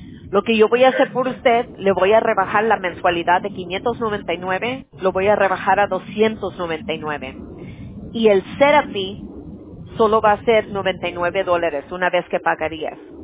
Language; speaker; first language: Spanish; early bilingual, other home language; English